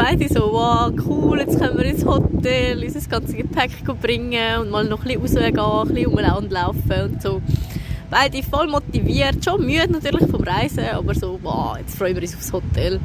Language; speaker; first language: German; native; German